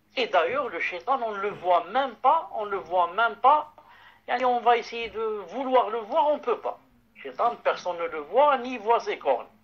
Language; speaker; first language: French; non-native, local second language; Arabic